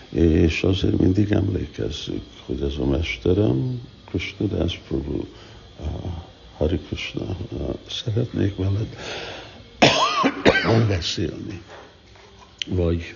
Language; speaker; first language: Hungarian; early bilingual, heritage; Hungarian